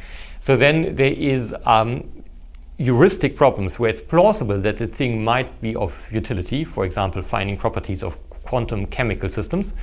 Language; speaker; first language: English; non-native, fluent; German